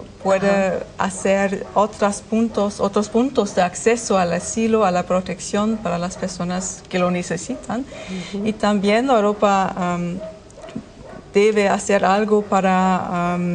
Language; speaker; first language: Spanish; non-native, fluent; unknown